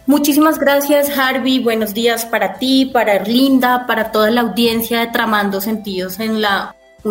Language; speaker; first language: Spanish; native; Spanish